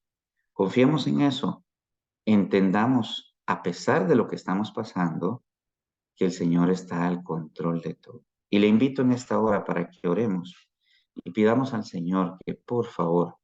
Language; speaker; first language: Spanish; native; Spanish